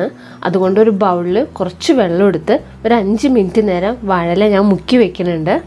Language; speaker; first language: Malayalam; native; Malayalam